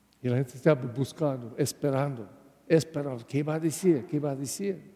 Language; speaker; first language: Spanish; non-native, learner; English